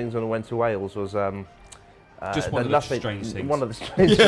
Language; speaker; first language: English; native; English